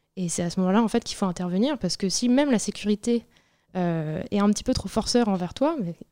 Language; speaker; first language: French; native; French